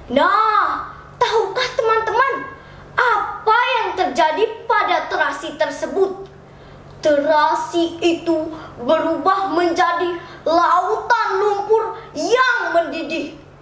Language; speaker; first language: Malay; non-native, local second language; Balinese